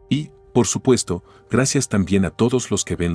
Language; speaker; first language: Spanish; native; Spanish